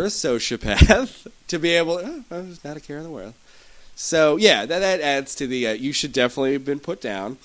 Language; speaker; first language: English; native; English